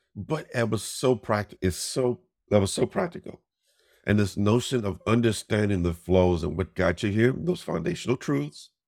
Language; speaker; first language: English; native; English